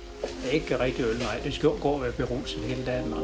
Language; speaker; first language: Danish; native; Danish